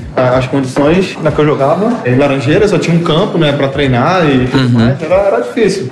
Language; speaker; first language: Portuguese; native; Portuguese